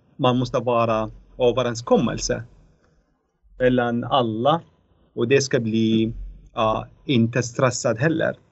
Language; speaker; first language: Swedish; non-native, fluent; Arabic